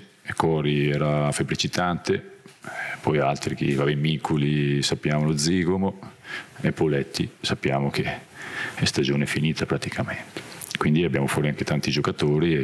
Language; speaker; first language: Italian; native; Italian